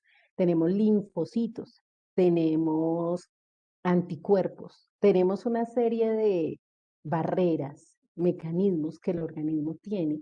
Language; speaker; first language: Spanish; native; Spanish